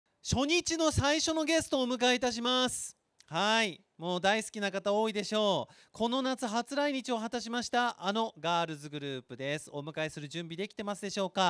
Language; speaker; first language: Japanese; native; Japanese